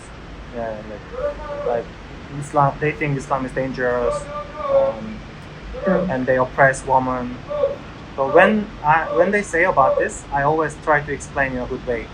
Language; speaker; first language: English; non-native, learner; Korean